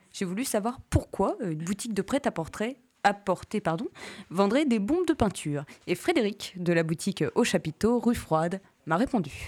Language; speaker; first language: French; native; French